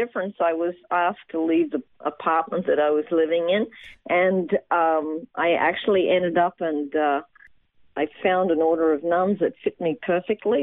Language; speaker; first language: English; native; English